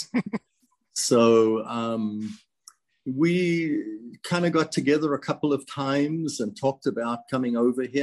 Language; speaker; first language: English; native; English